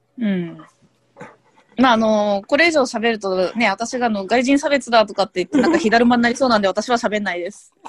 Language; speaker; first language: Japanese; native; Japanese